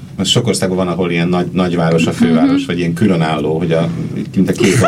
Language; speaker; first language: Hungarian; native; Hungarian